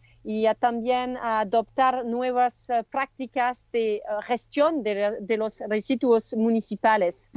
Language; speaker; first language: Spanish; non-native, learner; French